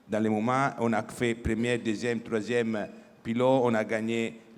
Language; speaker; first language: French; non-native, fluent; Italian